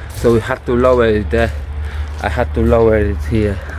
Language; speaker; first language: English; non-native, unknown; Polish